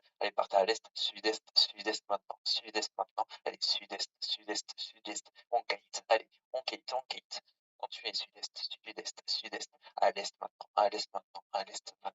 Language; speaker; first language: French; native; French